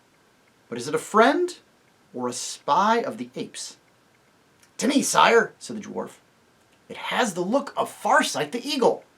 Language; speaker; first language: English; native; English